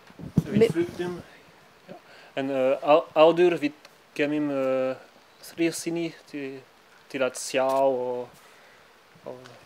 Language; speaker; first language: Icelandic; non-native, learner; Swiss German